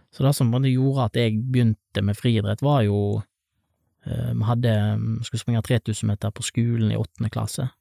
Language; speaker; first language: Norwegian; native; Norwegian